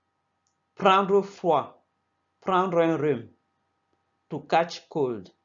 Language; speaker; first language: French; non-native, fluent; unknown